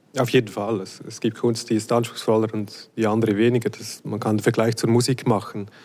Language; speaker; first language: German; native; German